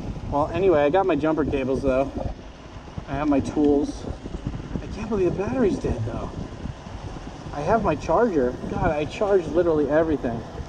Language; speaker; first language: English; native; English